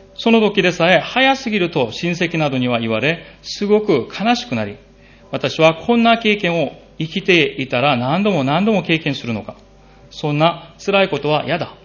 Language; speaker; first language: Japanese; non-native, fluent; Korean